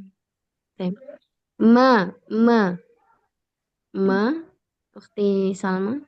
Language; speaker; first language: Arabic; non-native, fluent; Indonesian